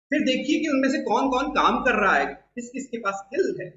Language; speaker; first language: Hindi; non-native, local second language; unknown